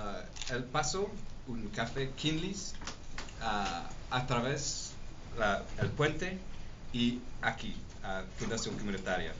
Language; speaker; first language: Spanish; non-native, learner; English